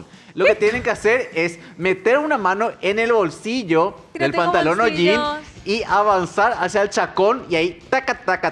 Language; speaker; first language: Spanish; native; Spanish